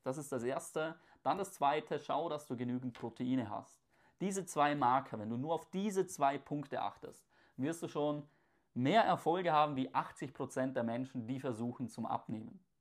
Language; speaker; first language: German; native; German